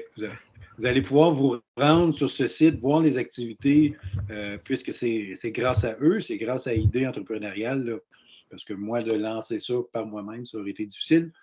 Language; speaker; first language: French; native; French